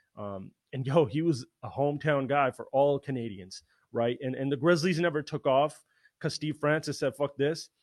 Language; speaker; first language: English; native; English